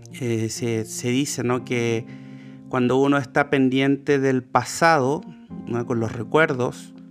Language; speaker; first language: Spanish; native; Spanish